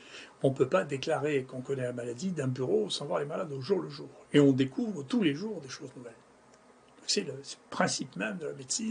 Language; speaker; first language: French; native; French